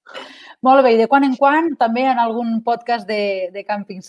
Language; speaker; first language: Catalan; native; Catalan